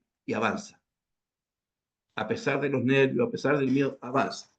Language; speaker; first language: Spanish; native; Spanish